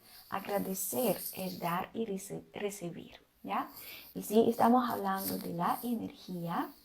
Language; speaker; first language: Spanish; non-native, fluent; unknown